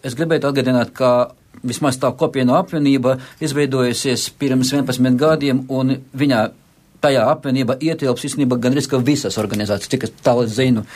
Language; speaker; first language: Latvian; non-native, local second language; Russian